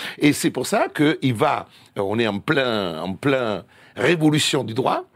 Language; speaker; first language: French; non-native, fluent; Italian